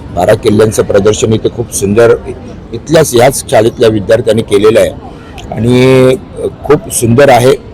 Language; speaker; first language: Marathi; native; Marathi